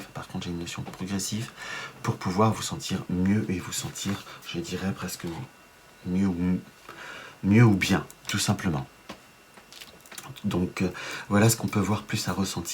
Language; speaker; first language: French; native; French